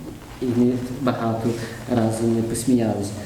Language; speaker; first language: Ukrainian; early bilingual, heritage; Ukrainian